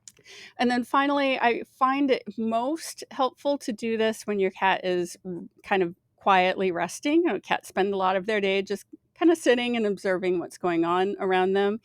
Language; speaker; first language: English; native; English